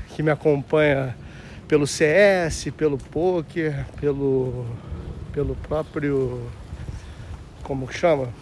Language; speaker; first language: Portuguese; native; Portuguese